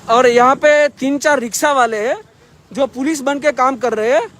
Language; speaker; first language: Hindi; non-native, local second language; Gujarati